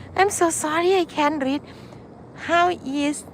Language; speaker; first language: English; non-native, learner; Thai